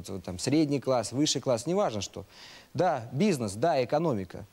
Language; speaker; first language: Russian; native; Russian